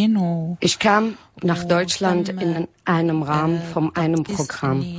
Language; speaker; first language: German; non-native, learner; Arabic